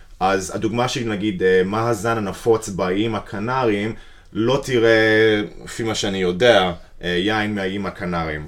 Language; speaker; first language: Hebrew; non-native, fluent; English